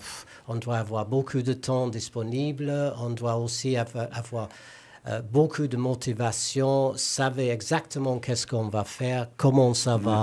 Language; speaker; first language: French; non-native, learner; English